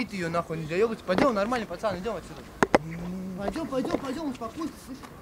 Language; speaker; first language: Russian; native; Russian